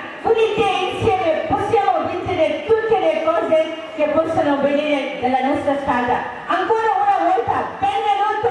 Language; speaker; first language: Italian; non-native, learner; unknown